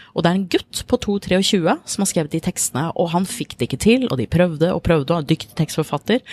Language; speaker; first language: Norwegian; non-native, fluent; English